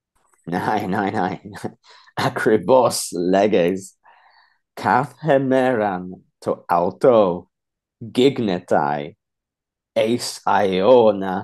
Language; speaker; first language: Greek; non-native, fluent; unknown